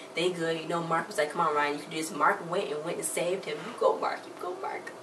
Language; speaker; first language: English; native; English